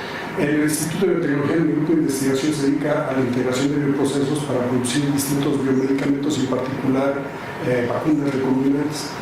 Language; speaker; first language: Spanish; native; Spanish